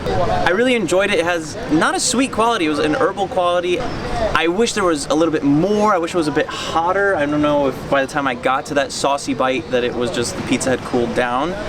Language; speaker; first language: English; native; English